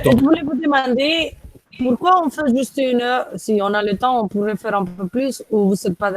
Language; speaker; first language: French; non-native, fluent; Spanish